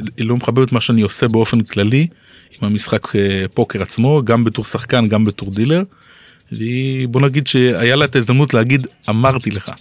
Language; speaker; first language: Hebrew; native; Hebrew